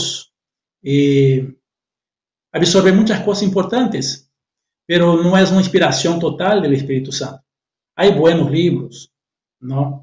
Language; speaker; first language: Spanish; non-native, fluent; Portuguese